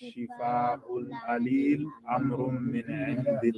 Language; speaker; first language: Arabic; non-native, learner; English